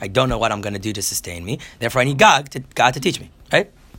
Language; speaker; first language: English; native; English